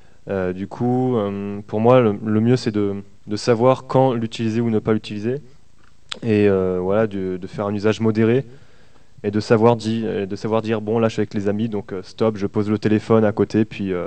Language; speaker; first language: French; native; French